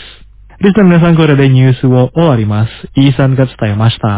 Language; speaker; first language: Japanese; non-native, fluent; Indonesian